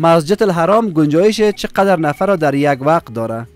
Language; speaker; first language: Persian; native; Persian